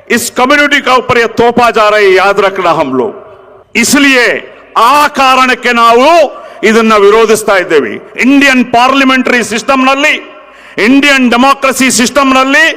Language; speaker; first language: Kannada; non-native, local second language; Urdu